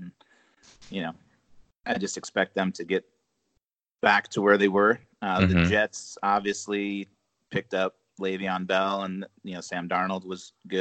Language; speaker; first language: English; native; English